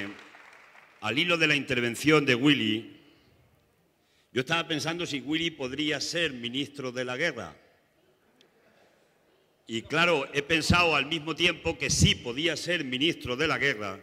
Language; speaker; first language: Spanish; native; Spanish